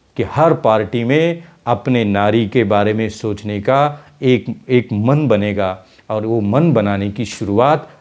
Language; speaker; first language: Hindi; non-native, local second language; Marathi